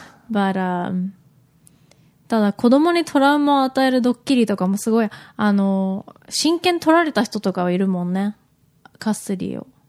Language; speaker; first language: Japanese; native; Japanese